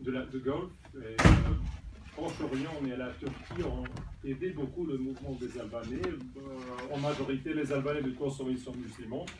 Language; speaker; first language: French; non-native, fluent; Serbian